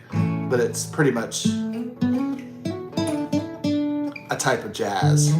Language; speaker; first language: English; native; English